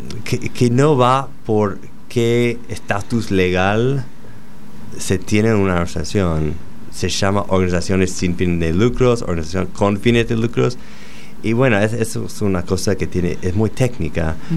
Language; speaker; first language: Spanish; non-native, fluent; English